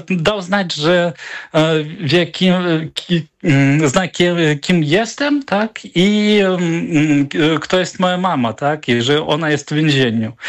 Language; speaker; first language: Polish; non-native, fluent; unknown